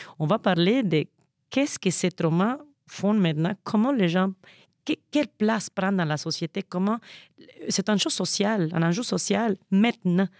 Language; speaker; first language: French; non-native, fluent; Spanish